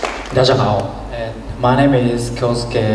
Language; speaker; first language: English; non-native, learner; Japanese